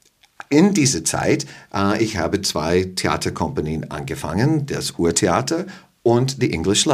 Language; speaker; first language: German; non-native, fluent; English